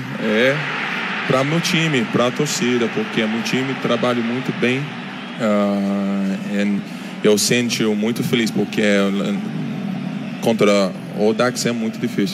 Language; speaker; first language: Portuguese; non-native, learner; Turkish